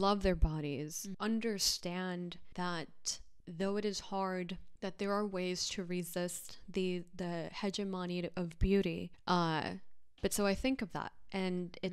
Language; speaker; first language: English; early bilingual, other home language; Spanish